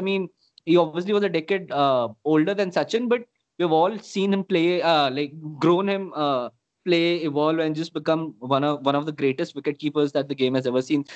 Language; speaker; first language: English; non-native, local second language; Hindi